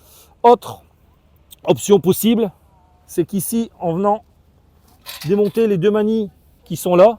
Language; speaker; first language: French; native; French